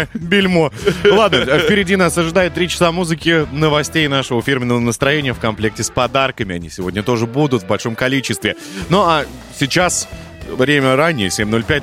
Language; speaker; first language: Russian; native; Russian